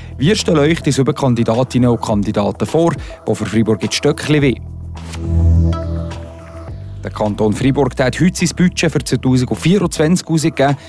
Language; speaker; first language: German; native; German